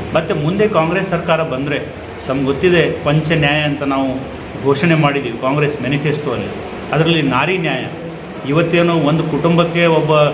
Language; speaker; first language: Kannada; non-native, local second language; Lambadi